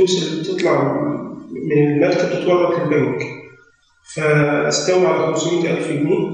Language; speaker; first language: Arabic; native; Arabic